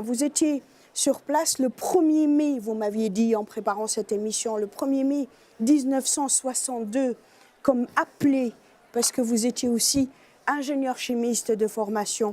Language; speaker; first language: French; native; French